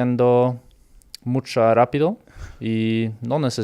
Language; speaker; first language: Spanish; non-native, learner; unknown